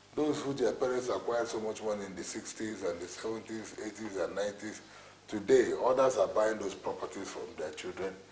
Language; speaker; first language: English; non-native, local second language; Igbo